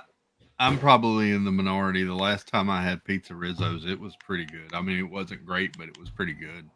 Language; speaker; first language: English; native; English